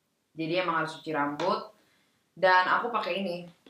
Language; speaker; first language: Indonesian; early bilingual, heritage; Indonesian